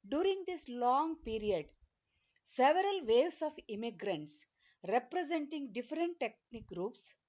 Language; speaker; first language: English; non-native, local second language; Kannada